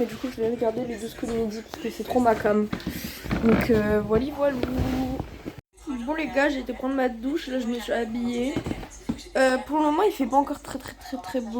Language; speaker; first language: French; native; French